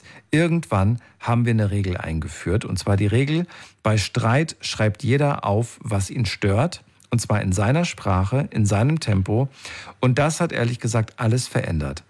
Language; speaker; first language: German; native; German